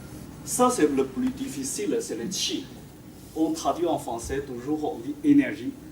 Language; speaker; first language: French; non-native, fluent; Chinese